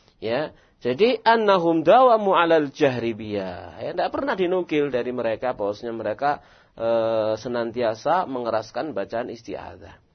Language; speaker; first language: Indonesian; non-native, local second language; Javanese